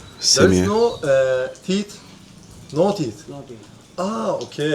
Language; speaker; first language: English; non-native, learner; Turkish